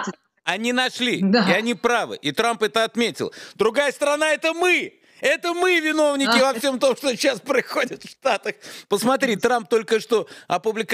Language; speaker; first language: Russian; native; Russian